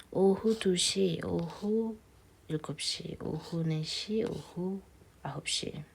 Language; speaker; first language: Korean; non-native, fluent; Indonesian